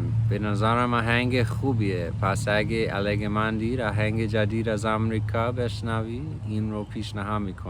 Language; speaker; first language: Persian; non-native, fluent; English